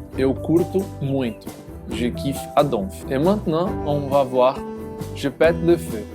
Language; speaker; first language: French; non-native, learner; Portuguese